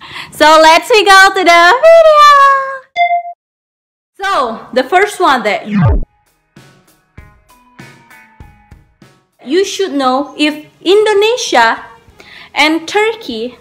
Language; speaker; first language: English; non-native, learner; Indonesian